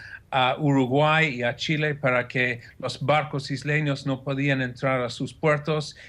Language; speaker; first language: Spanish; non-native, fluent; English